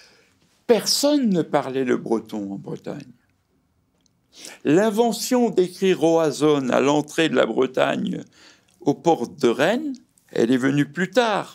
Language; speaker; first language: French; native; French